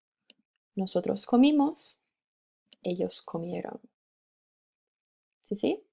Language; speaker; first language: Spanish; non-native, fluent; English